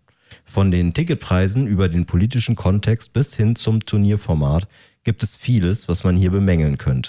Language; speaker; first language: German; native; German